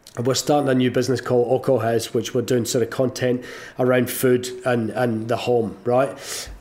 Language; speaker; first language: English; native; English